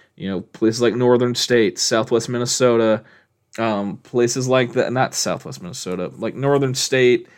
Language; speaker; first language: English; native; English